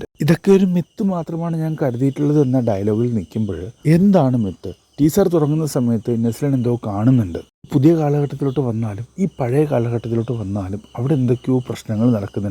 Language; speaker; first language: Malayalam; native; Malayalam